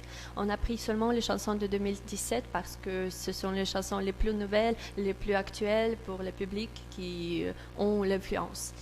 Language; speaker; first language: French; non-native, learner; Russian